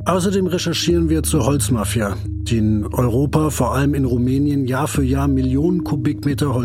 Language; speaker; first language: German; native; German